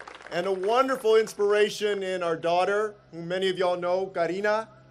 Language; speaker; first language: English; early bilingual, other home language; Spanish